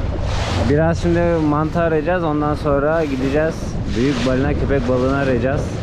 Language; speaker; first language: Turkish; native; Turkish